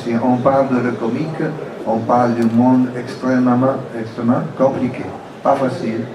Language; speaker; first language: French; non-native, fluent; Italian